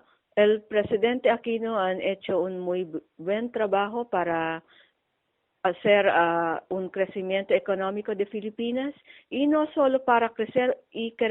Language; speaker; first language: Spanish; non-native, fluent; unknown